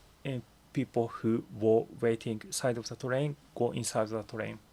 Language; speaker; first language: English; non-native, learner; Japanese